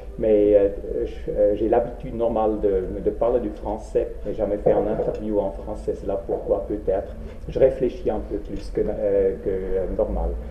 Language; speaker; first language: French; non-native, local second language; Swiss German